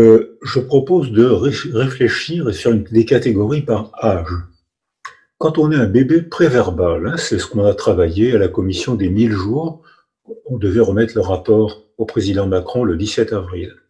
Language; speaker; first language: French; native; French